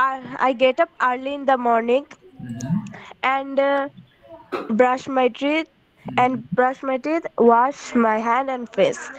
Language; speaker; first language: English; non-native, learner; Bangla